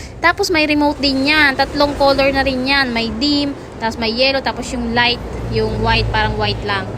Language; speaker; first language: Filipino; non-native, local second language; Bikol